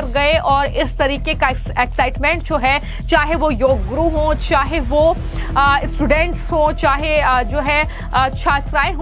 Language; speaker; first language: Hindi; native; Hindi